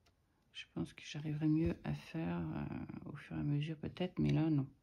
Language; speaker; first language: French; native; French